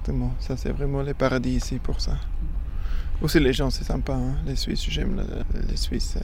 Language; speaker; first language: French; non-native, learner; Afrikaans